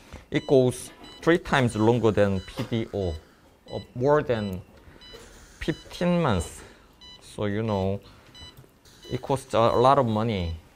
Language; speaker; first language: English; non-native, fluent; Korean